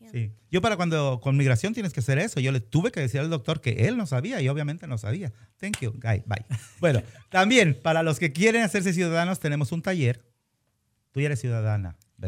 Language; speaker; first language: Spanish; native; Spanish